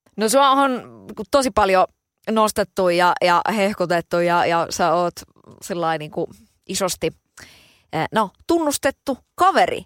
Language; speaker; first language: Finnish; native; Finnish